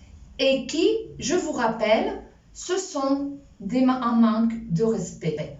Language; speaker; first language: French; non-native, fluent; Spanish